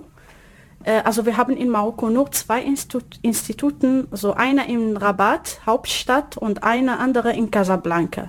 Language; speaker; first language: German; non-native, learner; Arabic